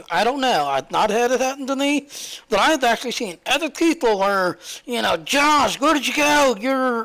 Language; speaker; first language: English; native; English